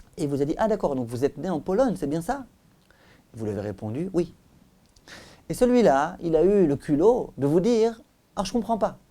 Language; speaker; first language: French; native; French